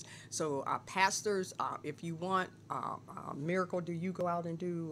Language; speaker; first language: English; native; English